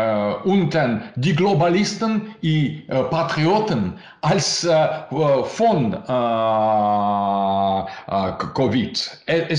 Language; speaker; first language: German; non-native, learner; Russian